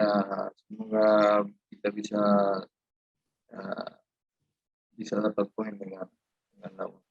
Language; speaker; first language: Indonesian; non-native, fluent; Spanish